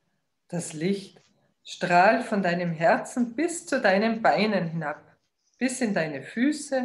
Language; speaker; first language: German; native; German